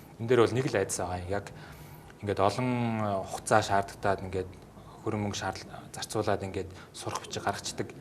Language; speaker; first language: Mongolian; native; Mongolian